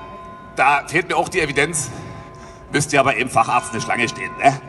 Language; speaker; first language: German; native; German